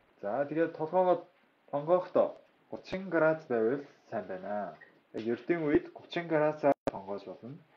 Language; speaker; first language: Mongolian; non-native, fluent; Korean